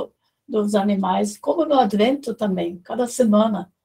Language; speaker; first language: Portuguese; non-native, fluent; German